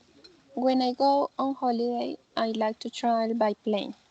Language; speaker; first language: English; non-native, learner; Spanish